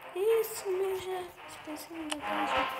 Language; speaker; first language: Portuguese; early bilingual, heritage; Portuguese